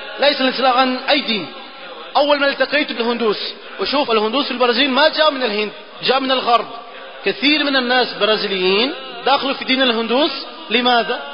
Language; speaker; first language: Arabic; non-native, fluent; Portuguese